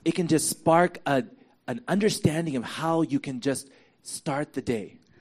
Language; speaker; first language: English; native; English